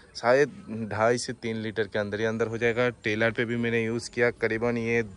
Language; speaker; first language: Hindi; non-native, local second language; Bangla